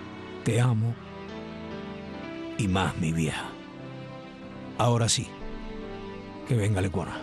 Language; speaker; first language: Spanish; native; Spanish